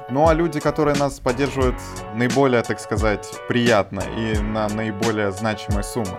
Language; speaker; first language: Russian; native; Russian